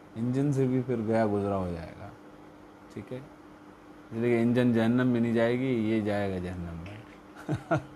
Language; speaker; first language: Urdu; non-native, local second language; Sindhi